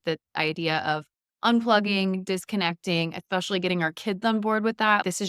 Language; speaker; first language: English; native; English